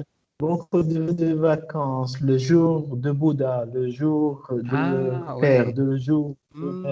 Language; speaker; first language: French; non-native, learner; Arabic